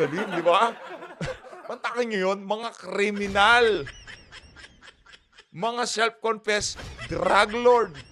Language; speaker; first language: Filipino; native; Filipino